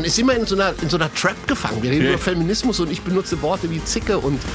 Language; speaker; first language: German; native; German